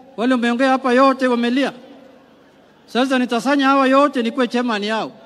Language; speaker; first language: Swahili; non-native, local second language; Somali